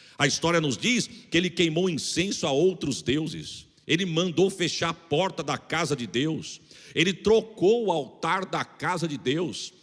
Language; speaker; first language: Portuguese; native; Portuguese